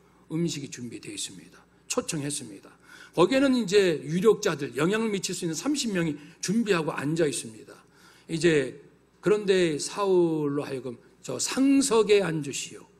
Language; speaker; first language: Korean; native; Korean